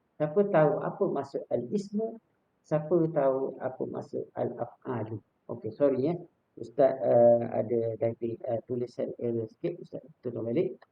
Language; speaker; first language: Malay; native; Malay